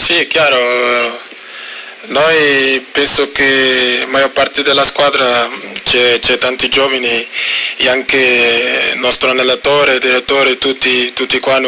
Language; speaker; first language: Italian; non-native, fluent; Portuguese